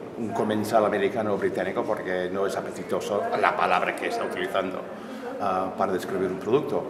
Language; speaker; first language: Spanish; non-native, fluent; English